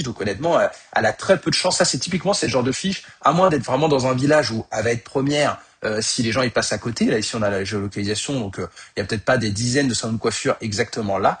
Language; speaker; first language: French; native; French